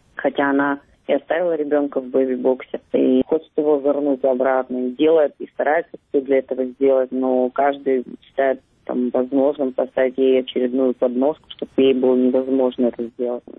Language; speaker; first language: Russian; native; Russian